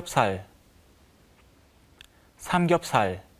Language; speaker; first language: Korean; non-native, learner; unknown